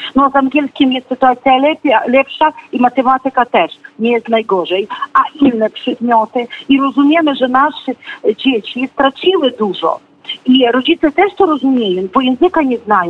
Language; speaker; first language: Polish; non-native, fluent; Ukrainian